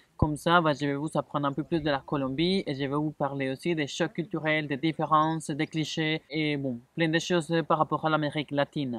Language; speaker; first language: French; non-native, fluent; Spanish